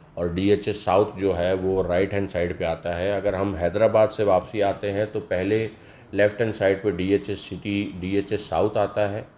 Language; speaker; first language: Urdu; native; Urdu